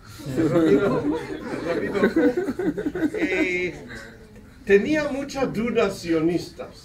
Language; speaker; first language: Spanish; non-native, fluent; Hebrew